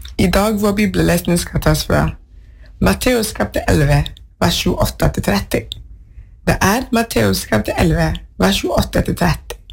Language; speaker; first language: Norwegian; non-native, fluent; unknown